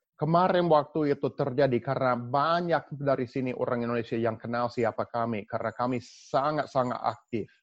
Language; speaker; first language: Indonesian; non-native, fluent; English